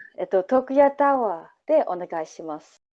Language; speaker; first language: Japanese; non-native, learner; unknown